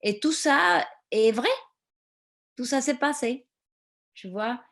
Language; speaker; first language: French; non-native, fluent; Spanish